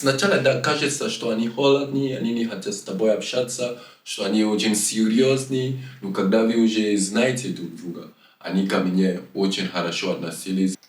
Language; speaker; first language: Russian; non-native, fluent; French